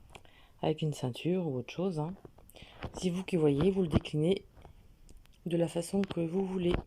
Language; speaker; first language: French; native; French